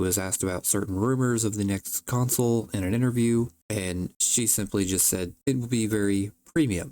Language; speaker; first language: English; native; English